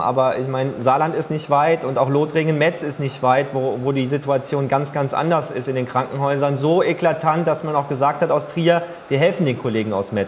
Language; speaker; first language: German; native; German